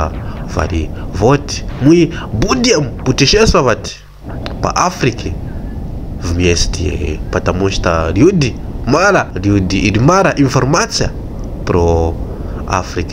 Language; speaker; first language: Russian; non-native, fluent; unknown